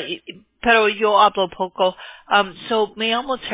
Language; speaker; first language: Spanish; non-native, learner; English